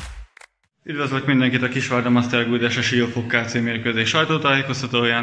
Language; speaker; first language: Hungarian; native; Hungarian